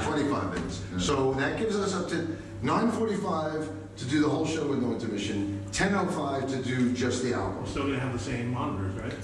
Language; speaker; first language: English; native; English